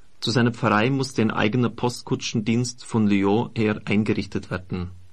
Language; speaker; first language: German; native; German